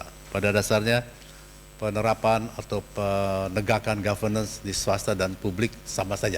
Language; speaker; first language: Indonesian; native; Indonesian